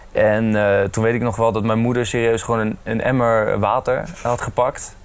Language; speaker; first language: Dutch; native; Dutch